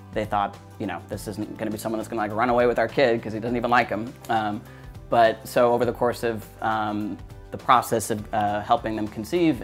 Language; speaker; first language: English; native; English